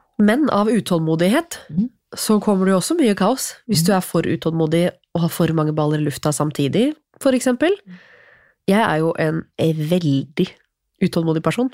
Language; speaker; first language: Norwegian; native; Norwegian